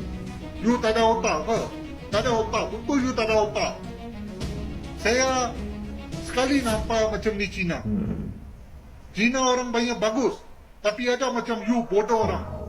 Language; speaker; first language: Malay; non-native, learner; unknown